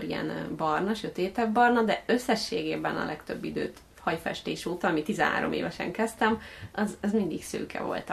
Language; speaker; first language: Hungarian; native; Hungarian